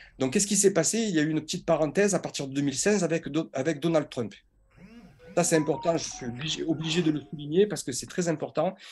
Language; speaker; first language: French; native; French